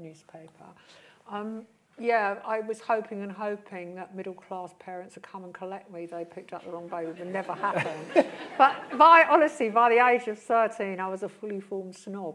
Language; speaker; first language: English; native; English